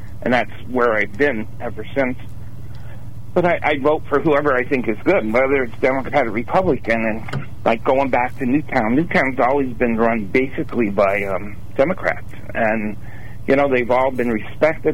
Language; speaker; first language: English; native; English